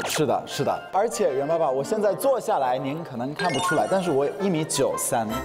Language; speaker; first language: Chinese; non-native, fluent; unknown